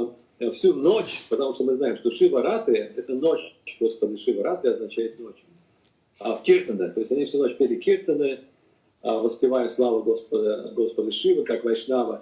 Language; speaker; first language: Russian; native; Russian